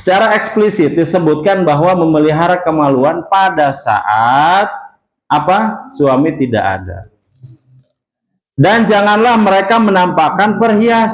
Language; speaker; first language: Indonesian; non-native, local second language; Sundanese